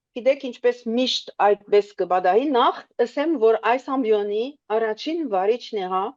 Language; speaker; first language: Armenian; early bilingual, heritage; Armenian